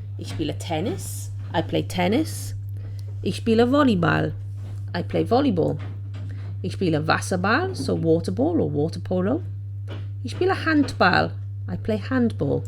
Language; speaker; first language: German; non-native, learner; English